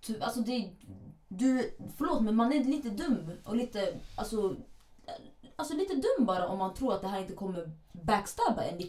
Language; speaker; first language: Swedish; early bilingual, other home language; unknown